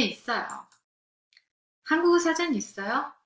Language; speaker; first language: Korean; non-native, fluent; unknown